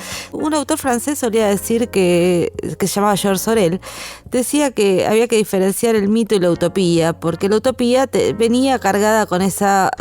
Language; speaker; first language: Spanish; native; Spanish